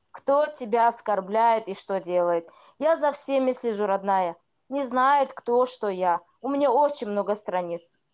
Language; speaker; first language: Russian; non-native, local second language; Kumyk